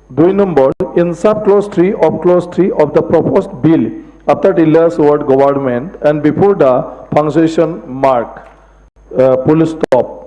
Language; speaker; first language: English; non-native, local second language; Assamese